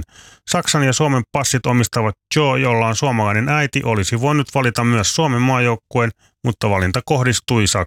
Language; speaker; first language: Finnish; native; Finnish